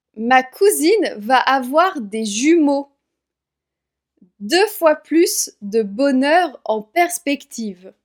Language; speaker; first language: French; native; French